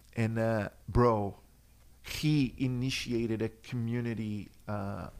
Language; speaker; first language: English; non-native, fluent; Portuguese